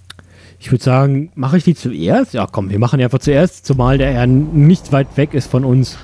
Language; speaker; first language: German; native; German